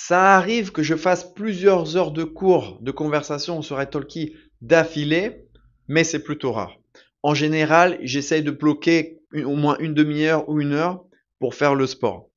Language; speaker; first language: French; native; French